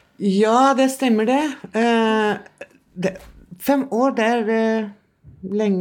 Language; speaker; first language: Norwegian; non-native, fluent; Albanian